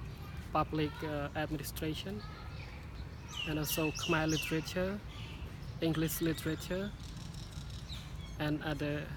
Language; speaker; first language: English; non-native, learner; Khmer